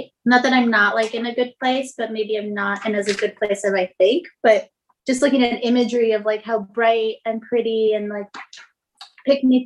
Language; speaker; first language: English; native; English